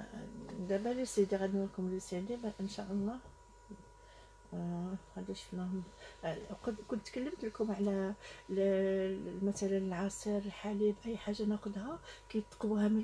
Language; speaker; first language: Arabic; native; Arabic